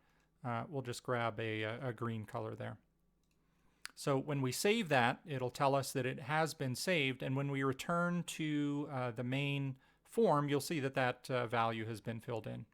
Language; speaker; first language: English; native; English